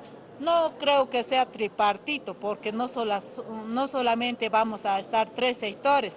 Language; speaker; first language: Spanish; native; Spanish